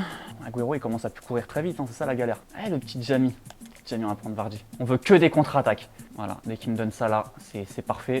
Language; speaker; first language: French; native; French